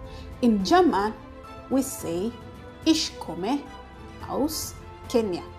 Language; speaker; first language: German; non-native, fluent; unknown